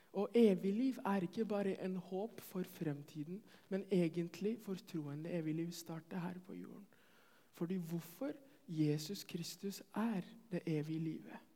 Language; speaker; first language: Norwegian; non-native, fluent; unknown